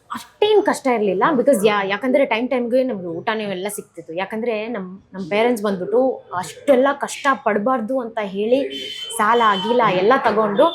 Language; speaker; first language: Kannada; non-native, local second language; Malayalam